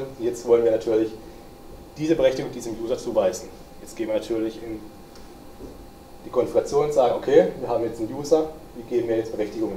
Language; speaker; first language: German; native; German